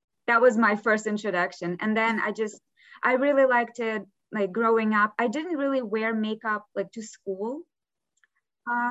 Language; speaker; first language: English; non-native, fluent; Ukrainian